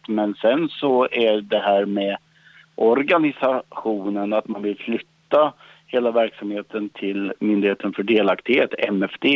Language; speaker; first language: Swedish; native; Swedish